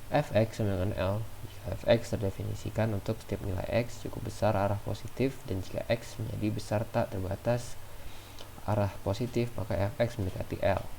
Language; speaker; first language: Indonesian; native; Indonesian